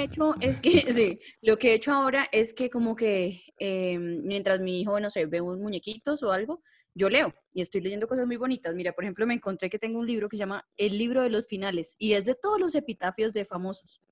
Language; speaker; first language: Spanish; native; Spanish